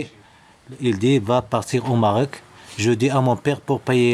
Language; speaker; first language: French; non-native, learner; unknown